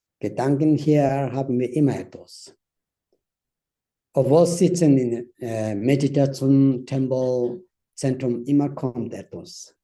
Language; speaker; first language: German; non-native, learner; Tibetan